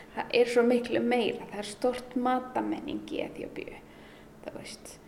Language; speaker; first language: Icelandic; early bilingual, other home language; Amharic